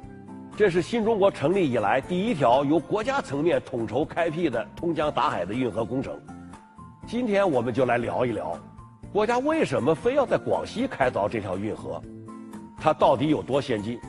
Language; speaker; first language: Chinese; native; Chinese